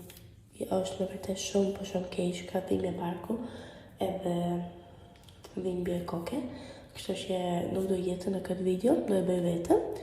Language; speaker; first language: Albanian; early bilingual, heritage; Albanian